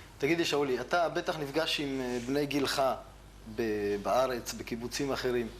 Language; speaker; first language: Hebrew; native; Hebrew